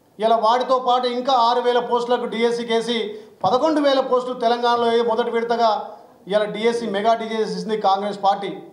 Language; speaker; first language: Telugu; native; Telugu